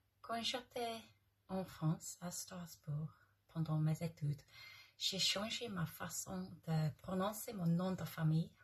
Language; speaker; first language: French; non-native, fluent; English